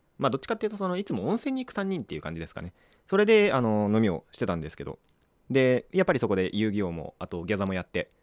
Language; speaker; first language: Japanese; native; Japanese